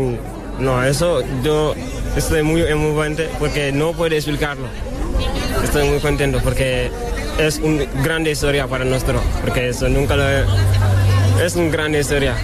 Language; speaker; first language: Spanish; non-native, learner; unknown